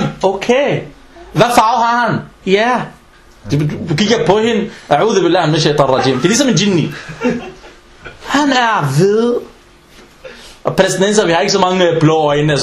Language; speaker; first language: Danish; non-native, fluent; Arabic